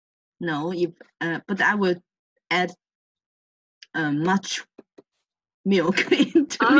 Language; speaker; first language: English; non-native, learner; Chinese